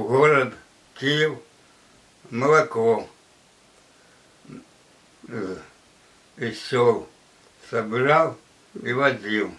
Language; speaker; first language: Russian; non-native, local second language; Ukrainian